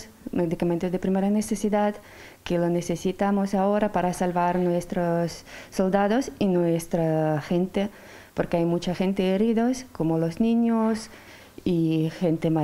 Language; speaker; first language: Spanish; non-native, fluent; Ukrainian